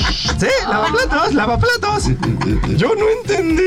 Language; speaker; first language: Spanish; native; Spanish